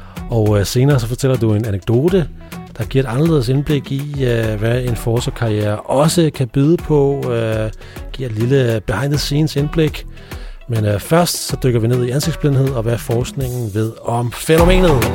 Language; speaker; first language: Danish; native; Danish